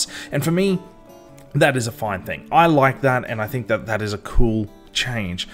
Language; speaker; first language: English; native; English